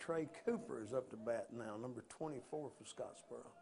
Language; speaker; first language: English; native; English